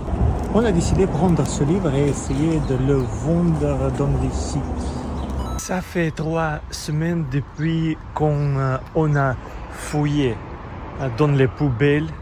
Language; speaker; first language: French; non-native, fluent; Russian